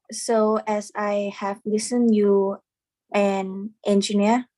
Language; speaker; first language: English; non-native, learner; Thai